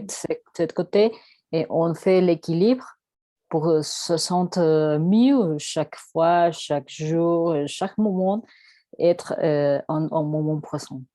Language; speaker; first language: French; non-native, learner; Spanish